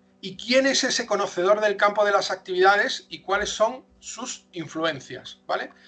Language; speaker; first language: Spanish; native; Spanish